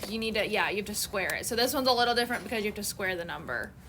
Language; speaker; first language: English; native; English